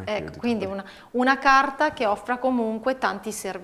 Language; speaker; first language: Italian; native; Italian